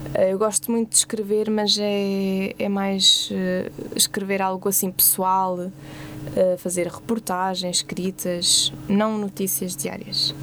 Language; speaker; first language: Portuguese; native; Portuguese